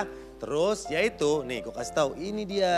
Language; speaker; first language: Indonesian; native; Indonesian